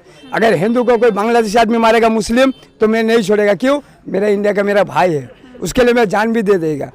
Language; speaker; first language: Hindi; non-native, local second language; Bangla